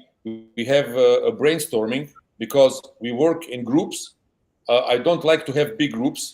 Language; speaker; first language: English; non-native, learner; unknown